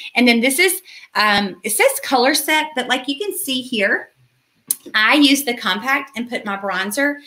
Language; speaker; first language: English; native; English